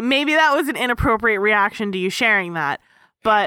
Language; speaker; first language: English; native; English